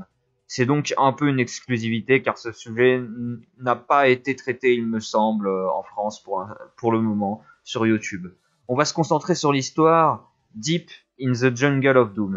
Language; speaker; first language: French; native; French